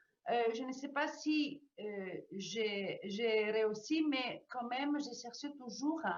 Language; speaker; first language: French; non-native, fluent; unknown